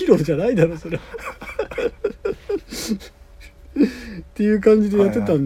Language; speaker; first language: Japanese; native; Japanese